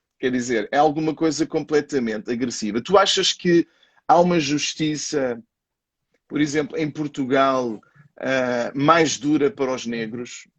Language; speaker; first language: Portuguese; native; Portuguese